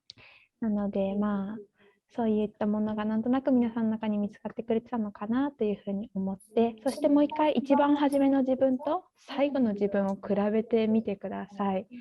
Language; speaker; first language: Japanese; native; Japanese